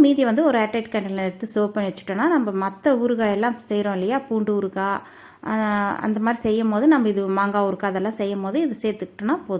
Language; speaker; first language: Tamil; native; Tamil